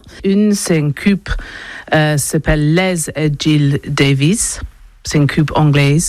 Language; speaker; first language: French; non-native, learner; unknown